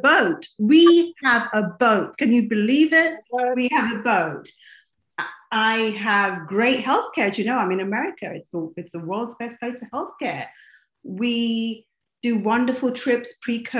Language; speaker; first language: English; native; English